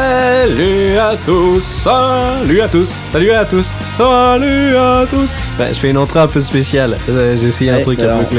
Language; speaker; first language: French; native; French